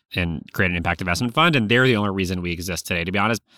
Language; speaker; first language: English; native; English